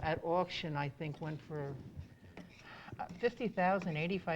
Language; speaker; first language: English; native; English